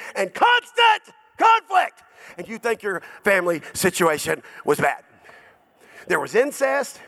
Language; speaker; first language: English; native; English